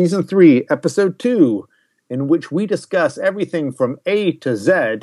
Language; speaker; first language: English; native; English